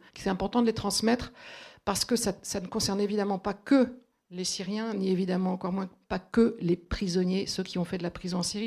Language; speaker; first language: French; native; French